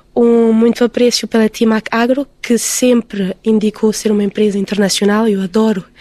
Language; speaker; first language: Portuguese; early bilingual, heritage; Portuguese